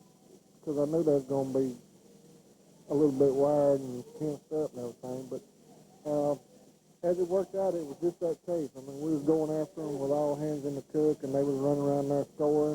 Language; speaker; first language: English; native; English